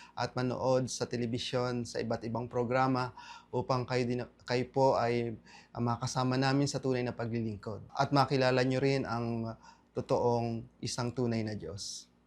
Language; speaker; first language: Filipino; native; Filipino